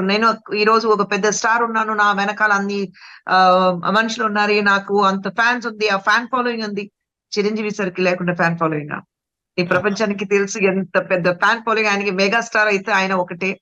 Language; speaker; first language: Telugu; non-native, fluent; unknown